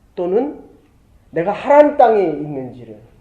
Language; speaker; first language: Korean; native; Korean